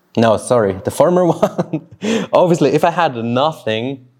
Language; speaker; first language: English; non-native, fluent; Swiss German